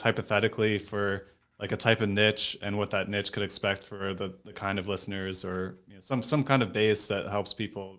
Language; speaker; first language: English; native; English